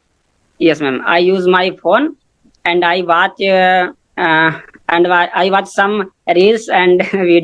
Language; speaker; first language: English; non-native, learner; Hindi